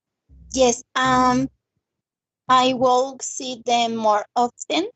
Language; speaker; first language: English; non-native, learner; Spanish